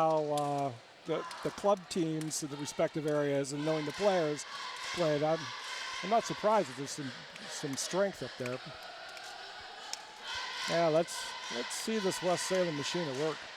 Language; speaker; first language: English; native; English